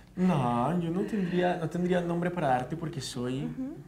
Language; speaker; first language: Spanish; native; Spanish